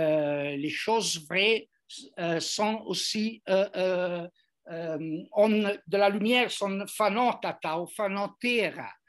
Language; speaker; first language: French; non-native, fluent; Italian